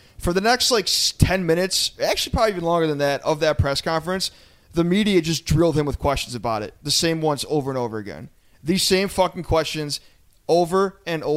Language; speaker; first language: English; native; English